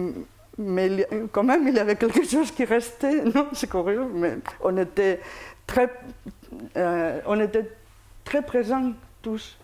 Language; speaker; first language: French; non-native, fluent; Spanish